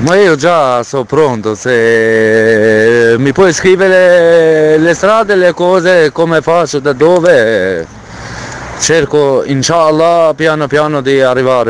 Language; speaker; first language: Italian; non-native, learner; Arabic